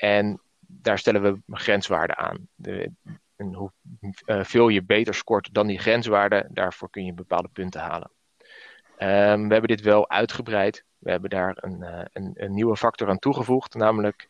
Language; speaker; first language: Dutch; native; Dutch